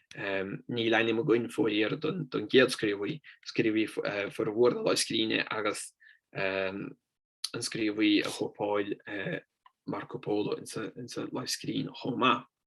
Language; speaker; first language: Irish; non-native, fluent; Italian